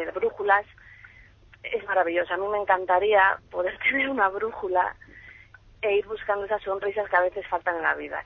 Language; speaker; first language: Spanish; native; Spanish